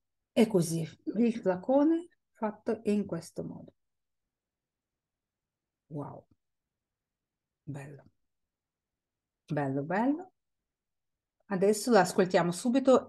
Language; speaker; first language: Italian; non-native, fluent; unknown